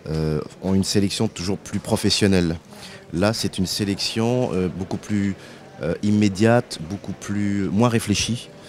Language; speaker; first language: French; native; French